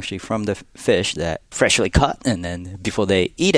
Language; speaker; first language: English; non-native, fluent; Japanese